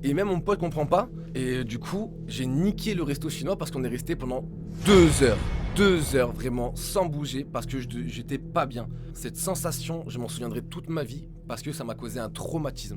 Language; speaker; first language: French; native; French